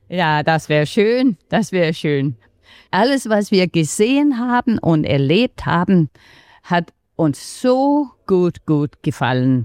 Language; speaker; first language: German; non-native, fluent; Danish